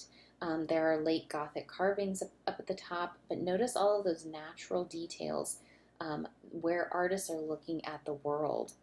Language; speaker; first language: English; native; English